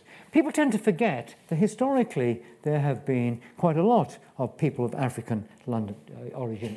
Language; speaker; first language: English; native; English